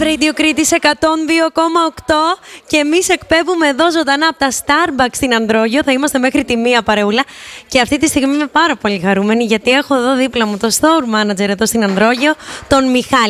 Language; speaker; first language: Greek; native; Greek